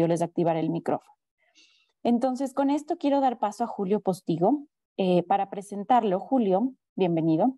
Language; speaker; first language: Spanish; native; Spanish